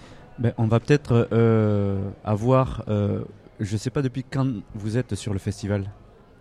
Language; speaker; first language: French; native; French